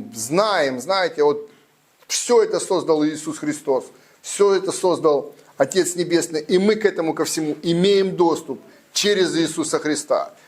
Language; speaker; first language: Russian; non-native, local second language; Ukrainian